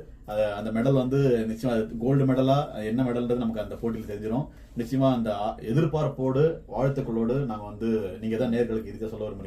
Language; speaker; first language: Tamil; native; Tamil